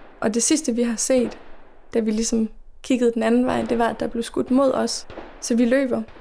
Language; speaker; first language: Danish; native; Danish